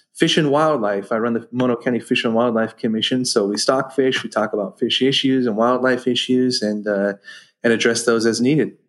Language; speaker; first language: English; native; English